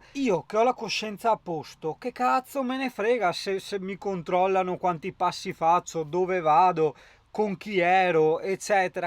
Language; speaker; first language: Italian; native; Italian